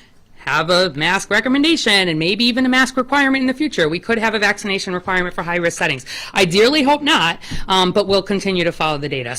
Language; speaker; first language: English; native; English